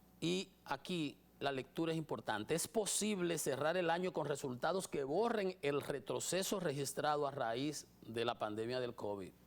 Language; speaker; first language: Spanish; native; Spanish